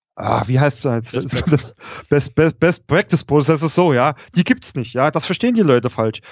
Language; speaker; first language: German; native; German